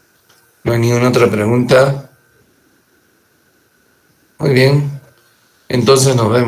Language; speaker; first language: Spanish; native; Spanish